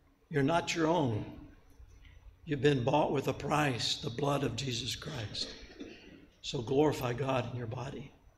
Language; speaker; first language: English; native; English